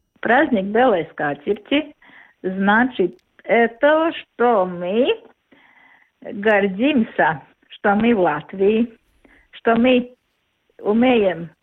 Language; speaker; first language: Russian; non-native, local second language; Latvian